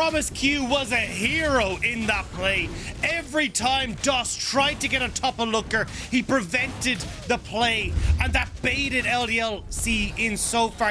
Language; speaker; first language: English; native; English